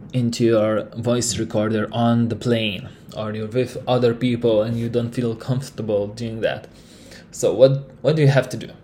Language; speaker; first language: English; non-native, fluent; Lithuanian